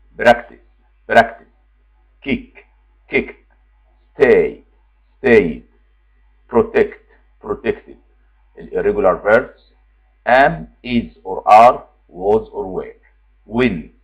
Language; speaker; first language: English; non-native, fluent; Arabic